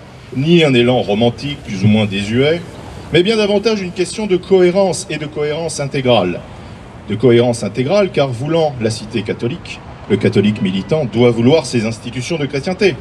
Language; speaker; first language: French; native; French